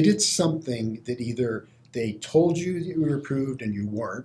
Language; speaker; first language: English; native; English